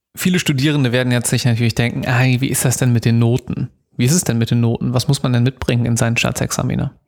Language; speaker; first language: German; native; German